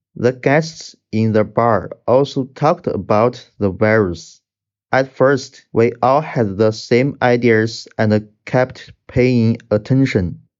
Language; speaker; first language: English; non-native, fluent; Chinese